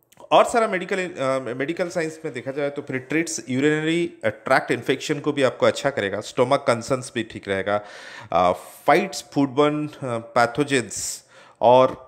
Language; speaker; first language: Hindi; non-native, local second language; Odia